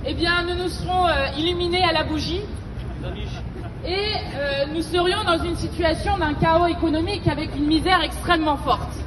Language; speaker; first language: French; native; French